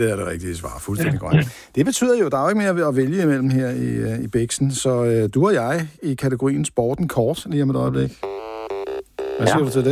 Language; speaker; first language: Danish; native; Danish